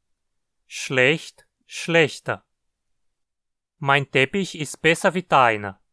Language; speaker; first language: German; early bilingual, heritage; Portuguese